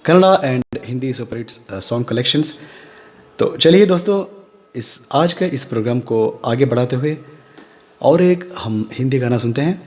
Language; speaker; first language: Hindi; non-native, local second language; Kannada